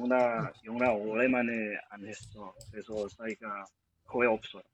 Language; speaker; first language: Korean; non-native, learner; Chinese